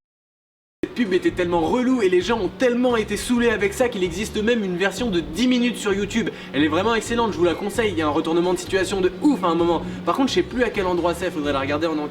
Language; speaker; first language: French; native; French